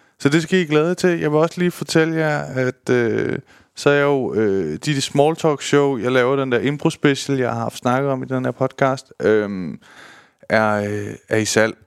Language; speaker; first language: Danish; early bilingual, other home language; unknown